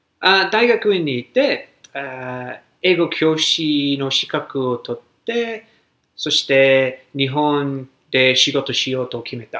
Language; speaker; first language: Japanese; non-native, fluent; English